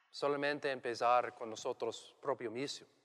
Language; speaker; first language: Spanish; non-native, learner; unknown